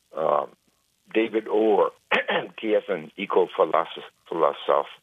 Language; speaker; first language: French; non-native, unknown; English